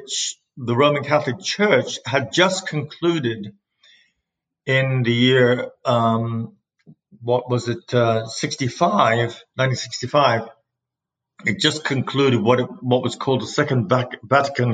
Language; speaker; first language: English; native; English